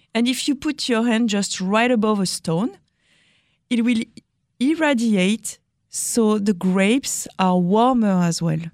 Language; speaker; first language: English; non-native, fluent; French